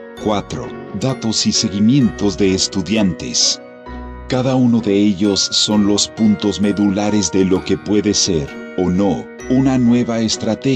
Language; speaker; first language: Spanish; native; Spanish